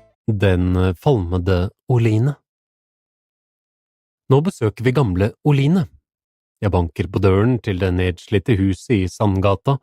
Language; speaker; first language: Norwegian; native; Norwegian